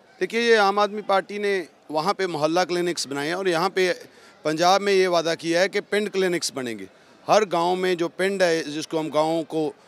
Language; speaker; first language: Hindi; non-native, local second language; Punjabi